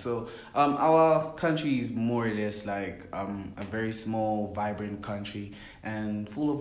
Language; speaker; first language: English; non-native, local second language; Swati